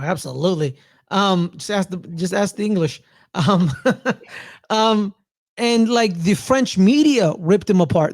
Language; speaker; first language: English; native; English